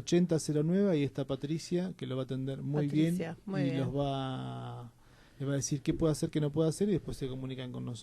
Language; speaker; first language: Spanish; native; Spanish